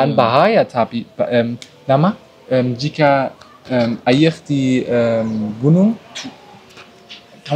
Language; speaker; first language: Indonesian; non-native, learner; German